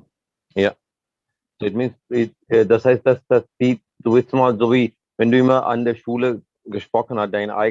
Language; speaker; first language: German; non-native, learner; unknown